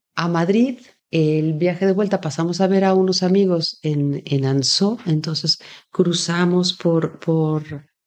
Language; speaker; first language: Spanish; native; Spanish